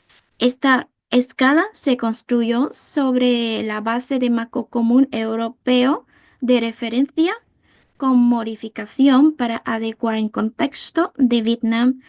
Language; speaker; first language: Spanish; non-native, fluent; Vietnamese